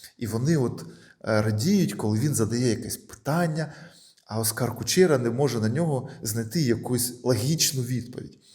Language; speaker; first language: Ukrainian; non-native, local second language; Russian